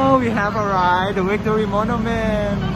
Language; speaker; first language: English; non-native, learner; Thai